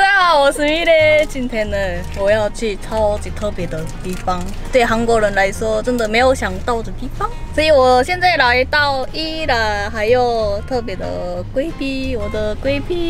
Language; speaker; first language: Chinese; non-native, fluent; Korean